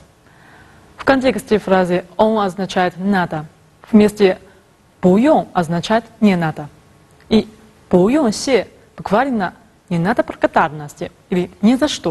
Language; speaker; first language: Russian; non-native, fluent; Chinese